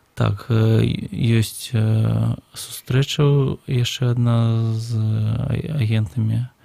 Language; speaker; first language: Belarusian; non-native, local second language; Russian